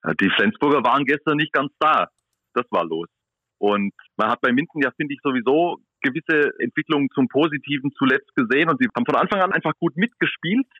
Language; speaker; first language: German; native; German